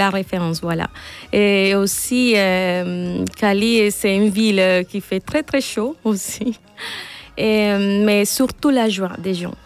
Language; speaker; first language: French; non-native, learner; Spanish